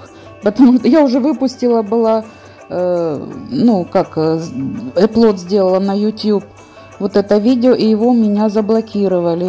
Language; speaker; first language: Russian; native; Russian